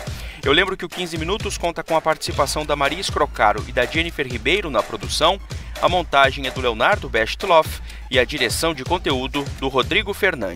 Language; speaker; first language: Portuguese; native; Portuguese